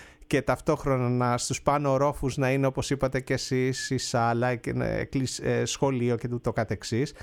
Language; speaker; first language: Greek; native; Greek